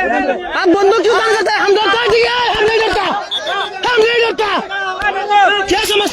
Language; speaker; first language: Hindi; non-native, learner; Bangla